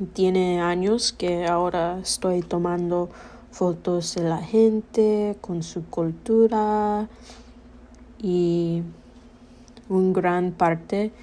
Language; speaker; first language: Spanish; early bilingual, other home language; English